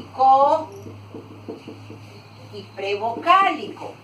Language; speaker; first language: Spanish; non-native, local second language; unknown